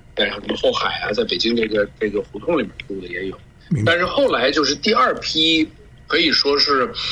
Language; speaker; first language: Chinese; early bilingual, other home language; English